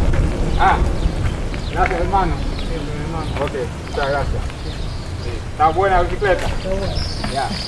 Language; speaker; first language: Spanish; non-native, learner; Haitian Creole